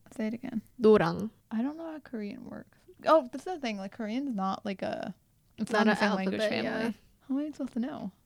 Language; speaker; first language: English; early bilingual, other home language; Telugu